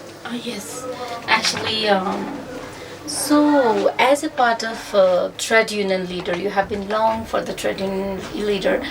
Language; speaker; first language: English; non-native, fluent; Nepali